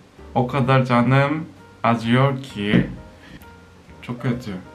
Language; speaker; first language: Turkish; non-native, fluent; Korean